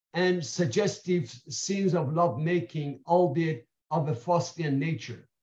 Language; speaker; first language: English; non-native, fluent; Persian